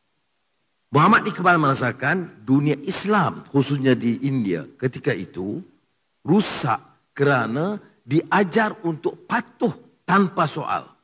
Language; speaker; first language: Malay; native; Malay